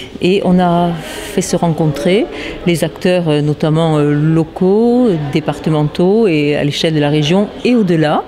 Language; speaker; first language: French; native; French